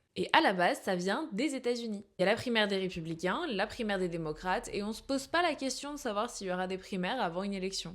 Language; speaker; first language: French; native; French